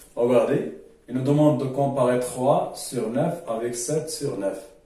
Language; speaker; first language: French; non-native, local second language; Arabic